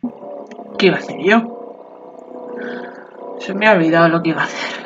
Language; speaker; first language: Spanish; native; Spanish